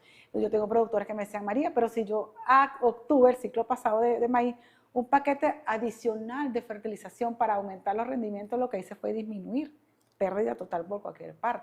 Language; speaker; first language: Spanish; native; Spanish